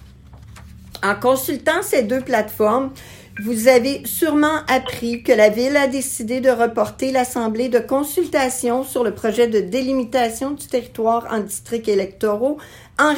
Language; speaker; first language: French; native; French